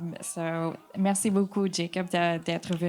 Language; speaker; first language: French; non-native, fluent; English